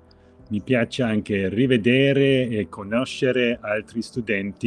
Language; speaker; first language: Italian; non-native, fluent; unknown